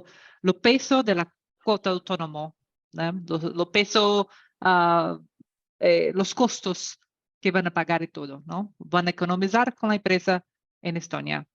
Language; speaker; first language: Spanish; non-native, learner; Portuguese